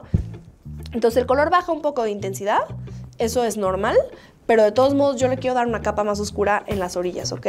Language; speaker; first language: Spanish; native; Spanish